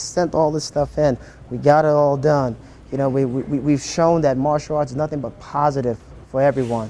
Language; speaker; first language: English; native; English